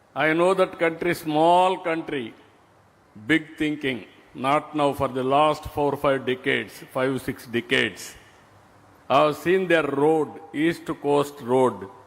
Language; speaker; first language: English; non-native, local second language; Telugu